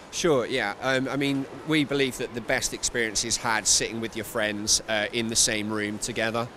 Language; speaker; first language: English; native; English